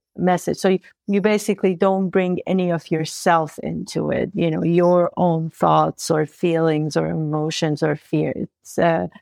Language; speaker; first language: English; early bilingual, other home language; Persian